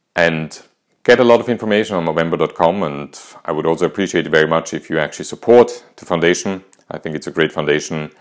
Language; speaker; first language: English; non-native, fluent; German